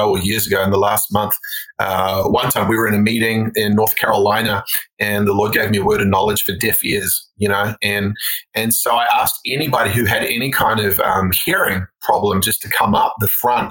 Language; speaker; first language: English; native; English